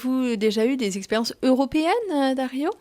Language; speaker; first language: French; native; French